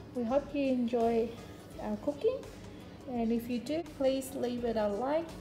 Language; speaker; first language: English; early bilingual, other home language; Vietnamese